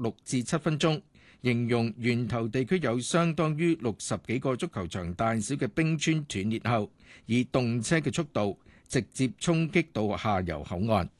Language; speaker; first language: Cantonese; native; Cantonese